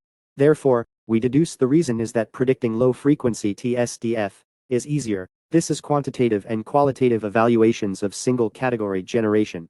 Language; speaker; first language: English; non-native, fluent; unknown